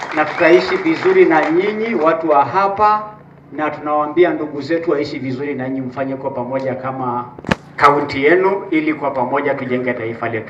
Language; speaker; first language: Swahili; non-native, local second language; Masai